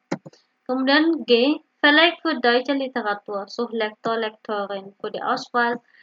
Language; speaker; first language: German; non-native, learner; Indonesian